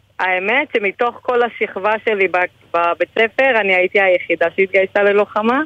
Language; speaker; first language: Hebrew; early bilingual, other home language; Spanish